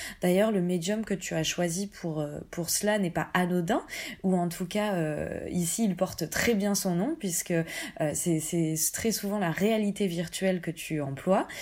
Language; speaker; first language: French; native; French